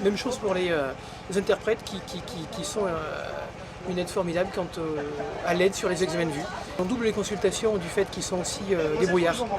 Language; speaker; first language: French; native; French